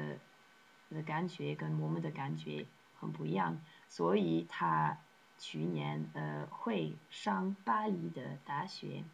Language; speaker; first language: Chinese; non-native, learner; Dutch